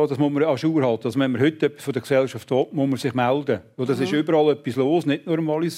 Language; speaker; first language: German; native; German